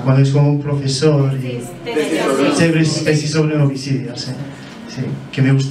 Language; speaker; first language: Spanish; non-native, fluent; English